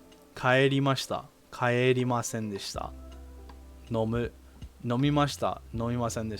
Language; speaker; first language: Japanese; non-native, learner; English